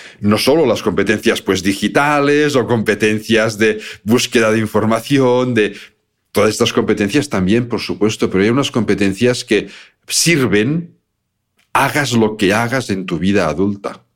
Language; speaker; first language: Spanish; native; Spanish